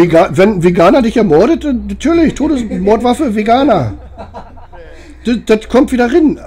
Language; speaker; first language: German; native; German